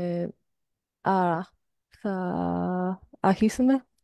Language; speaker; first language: Greek; non-native, learner; English